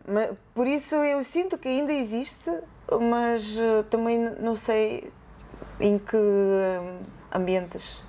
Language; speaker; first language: Portuguese; non-native, fluent; Ukrainian